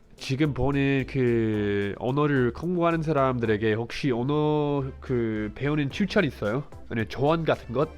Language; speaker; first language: Korean; non-native, fluent; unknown